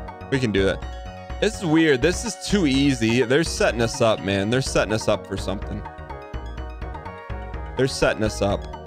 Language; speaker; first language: English; native; English